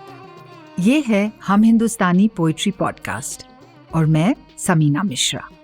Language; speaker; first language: Hindi; native; Hindi